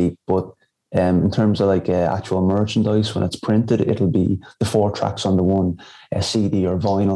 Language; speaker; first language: English; native; English